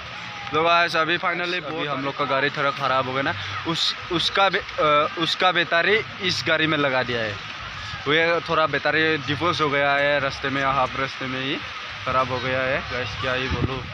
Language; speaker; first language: Hindi; non-native, local second language; Assamese